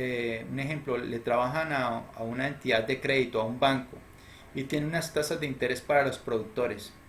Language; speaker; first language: Spanish; native; Spanish